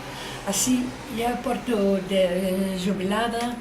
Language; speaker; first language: Catalan; non-native, fluent; Dutch